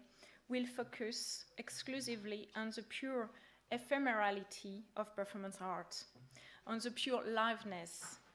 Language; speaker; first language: English; non-native, fluent; French